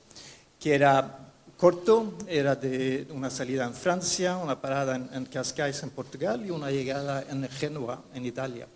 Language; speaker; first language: Spanish; non-native, fluent; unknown